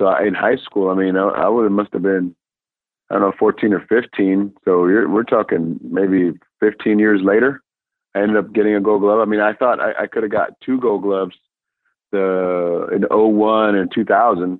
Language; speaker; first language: English; non-native, fluent; Spanish